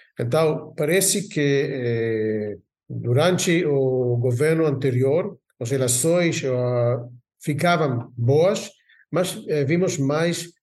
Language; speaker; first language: Portuguese; non-native, fluent; Hebrew